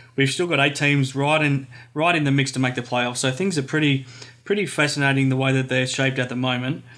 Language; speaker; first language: English; native; English